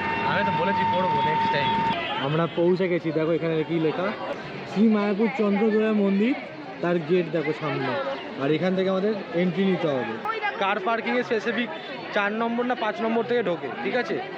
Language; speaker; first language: Bangla; native; Bangla